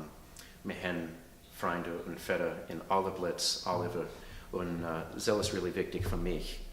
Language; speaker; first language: German; early bilingual, heritage; English